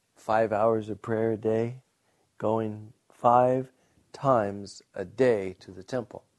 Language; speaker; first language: English; native; English